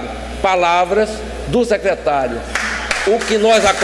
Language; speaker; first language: Portuguese; native; Portuguese